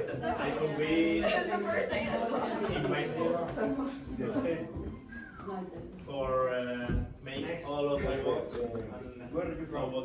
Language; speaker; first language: English; non-native, learner; Spanish